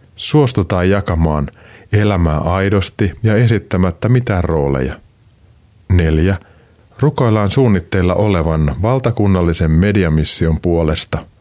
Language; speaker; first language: Finnish; native; Finnish